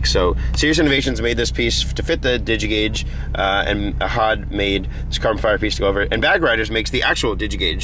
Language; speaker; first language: English; native; English